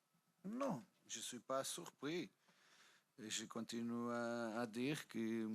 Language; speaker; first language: French; non-native, fluent; Portuguese